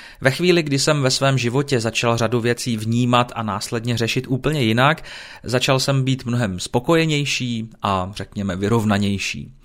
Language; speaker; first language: Czech; native; Czech